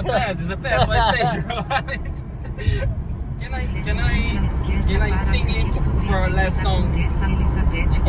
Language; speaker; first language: English; non-native, learner; Portuguese